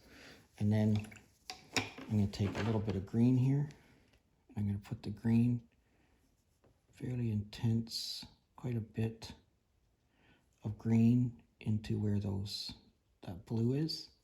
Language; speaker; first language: English; native; English